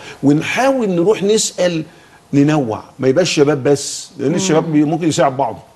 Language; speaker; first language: Arabic; native; Arabic